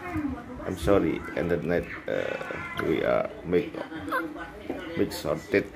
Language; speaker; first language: English; non-native, learner; Indonesian